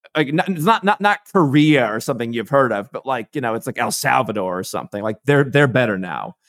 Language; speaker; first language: English; native; English